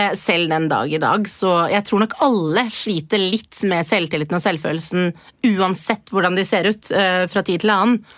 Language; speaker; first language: Norwegian; early bilingual, other home language; Persian